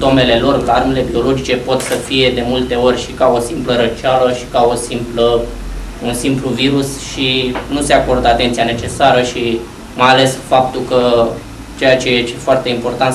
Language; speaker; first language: Romanian; native; Romanian